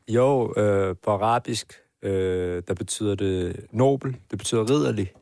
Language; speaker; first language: Danish; early bilingual, other home language; Persian